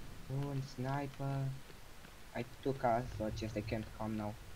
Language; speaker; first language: English; non-native, fluent; Romanian